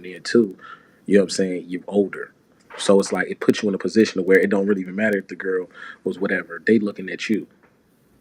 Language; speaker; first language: English; native; English